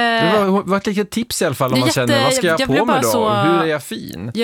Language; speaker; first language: Swedish; native; Swedish